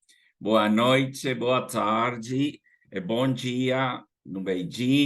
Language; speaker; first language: Portuguese; non-native, fluent; Spanish